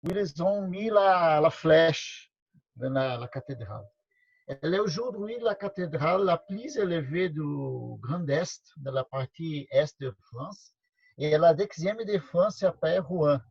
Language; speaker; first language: French; non-native, learner; Portuguese